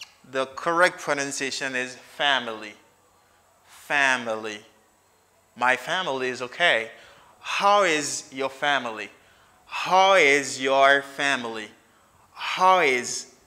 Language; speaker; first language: English; non-native, fluent; Haitian Creole